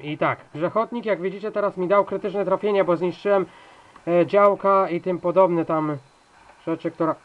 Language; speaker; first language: Polish; native; Polish